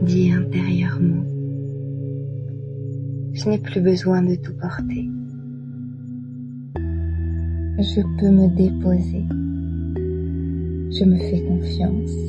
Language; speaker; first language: French; native; French